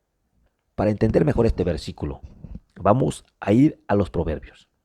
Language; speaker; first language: Spanish; native; Spanish